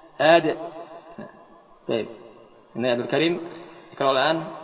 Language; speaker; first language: Arabic; non-native, fluent; Indonesian